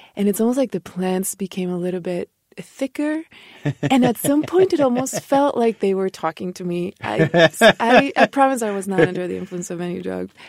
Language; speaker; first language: English; non-native, fluent; Spanish